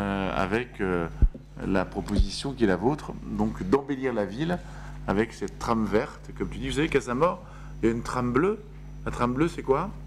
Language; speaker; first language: French; native; French